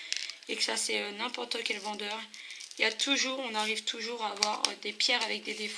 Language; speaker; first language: French; native; French